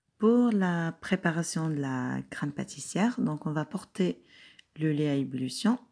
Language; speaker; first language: French; non-native, local second language; Arabic